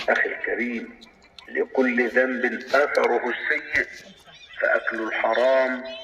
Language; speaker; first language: Arabic; native; Arabic